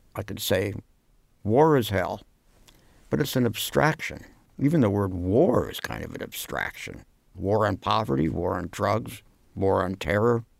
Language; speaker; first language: English; native; English